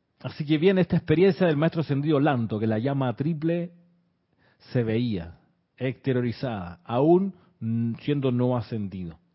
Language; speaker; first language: Spanish; native; Spanish